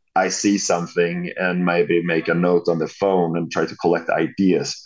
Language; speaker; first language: English; non-native, fluent; Swedish